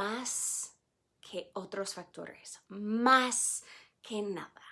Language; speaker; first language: Spanish; non-native, fluent; English